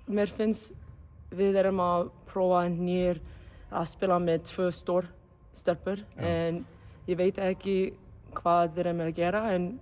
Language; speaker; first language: Icelandic; non-native, learner; English